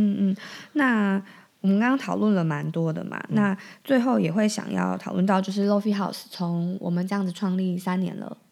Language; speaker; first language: Chinese; native; Chinese